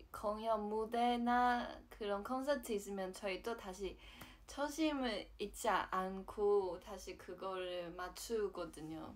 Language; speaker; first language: Korean; non-native, fluent; Chinese